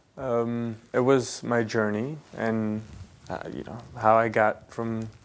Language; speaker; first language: English; early bilingual, other home language; Yiddish